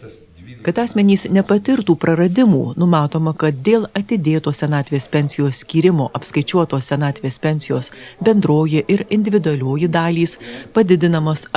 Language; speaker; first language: Lithuanian; native; Lithuanian